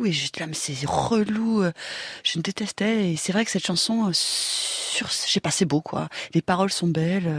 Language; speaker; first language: French; native; French